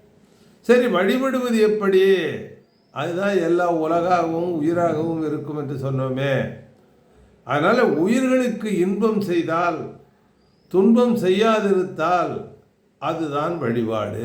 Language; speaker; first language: Tamil; native; Tamil